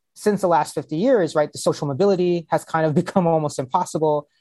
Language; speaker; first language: English; early bilingual, other home language; Hindi